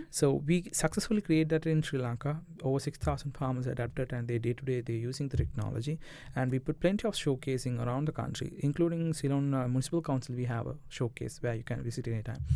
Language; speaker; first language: English; non-native, local second language; Tamil